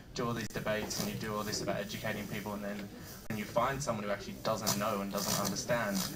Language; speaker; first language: English; native; English